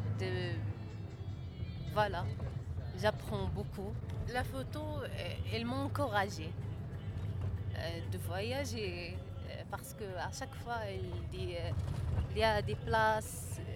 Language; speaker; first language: French; non-native, learner; Arabic